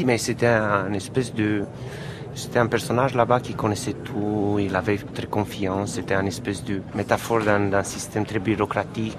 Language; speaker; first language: French; non-native, fluent; Romanian